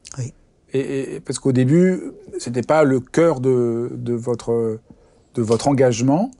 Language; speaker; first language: French; native; French